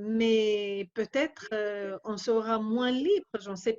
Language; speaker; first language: French; non-native, fluent; Arabic